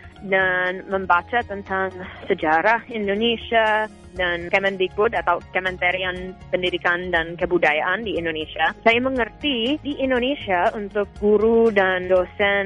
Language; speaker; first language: Indonesian; non-native, fluent; English